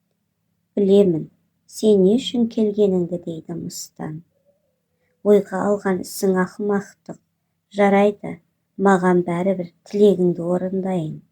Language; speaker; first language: Kazakh; native; Kazakh